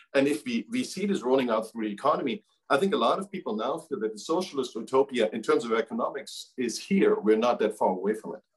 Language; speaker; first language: English; non-native, fluent; German